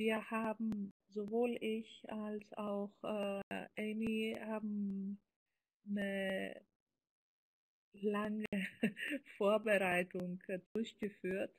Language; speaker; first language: German; non-native, fluent; Greek